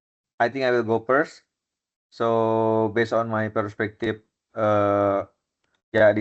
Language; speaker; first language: English; non-native, fluent; Indonesian